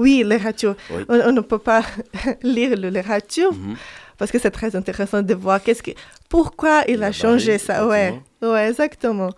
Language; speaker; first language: French; non-native, fluent; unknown